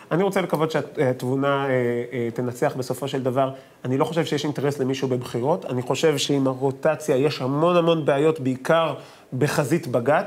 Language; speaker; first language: Hebrew; native; Hebrew